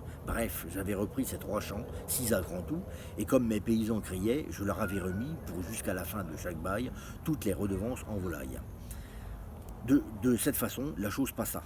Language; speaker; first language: French; native; French